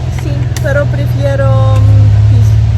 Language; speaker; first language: Spanish; non-native, learner; Russian